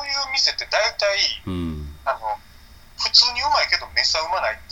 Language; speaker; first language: Japanese; native; Japanese